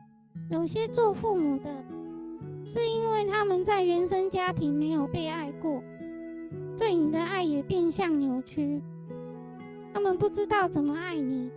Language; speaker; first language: Chinese; native; Chinese